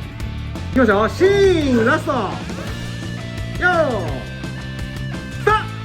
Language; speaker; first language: Japanese; native; Japanese